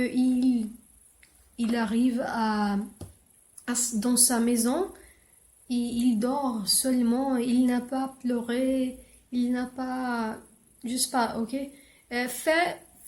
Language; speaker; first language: French; non-native, learner; English